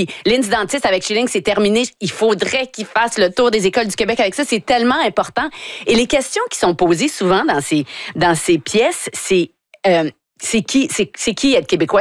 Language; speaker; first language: French; native; French